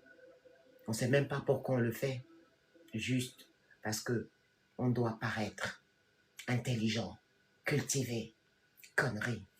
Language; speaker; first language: French; native; French